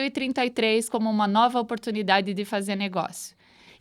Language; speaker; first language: Portuguese; native; Portuguese